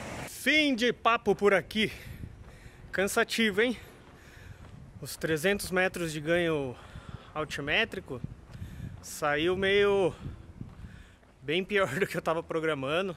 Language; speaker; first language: Portuguese; native; Portuguese